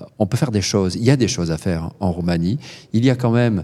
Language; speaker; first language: French; native; French